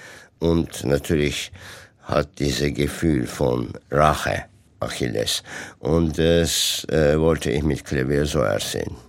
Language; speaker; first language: German; non-native, fluent; Turkish